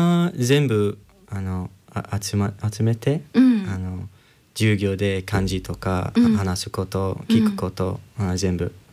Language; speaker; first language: Japanese; non-native, learner; English